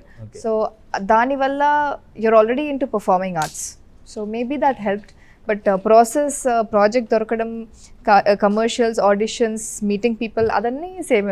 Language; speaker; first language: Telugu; non-native, local second language; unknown